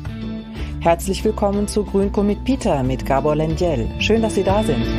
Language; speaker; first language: German; native; German